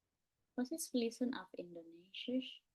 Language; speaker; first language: German; non-native, fluent; Indonesian